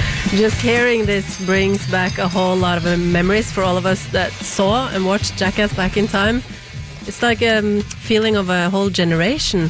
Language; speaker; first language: English; non-native, fluent; Norwegian